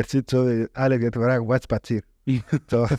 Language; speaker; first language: German; non-native, learner; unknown